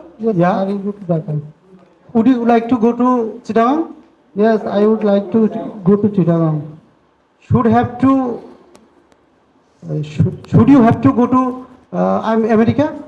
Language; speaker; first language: English; non-native, learner; Bangla